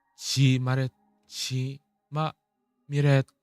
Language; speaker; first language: Japanese; non-native, learner; English